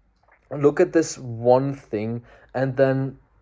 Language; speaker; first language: English; non-native, fluent; German